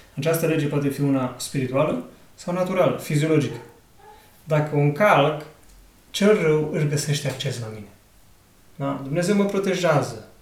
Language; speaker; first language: Romanian; native; Romanian